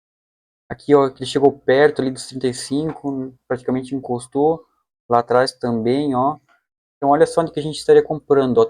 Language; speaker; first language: Portuguese; native; Portuguese